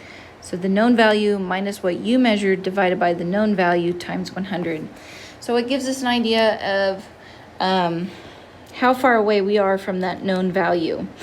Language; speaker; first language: English; native; English